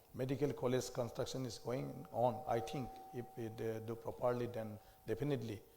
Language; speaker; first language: English; non-native, local second language; Assamese